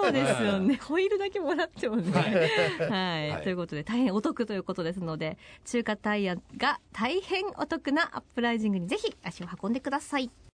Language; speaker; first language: Japanese; native; Japanese